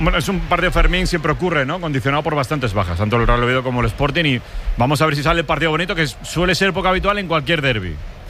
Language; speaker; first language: Spanish; native; Spanish